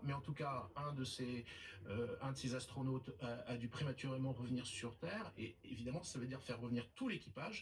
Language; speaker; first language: French; native; French